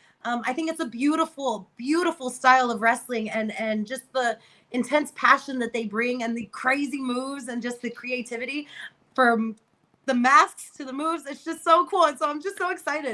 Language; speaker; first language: English; native; English